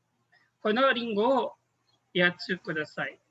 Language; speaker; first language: Japanese; non-native, fluent; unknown